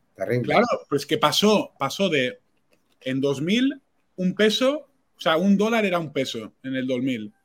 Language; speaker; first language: Spanish; non-native, local second language; Catalan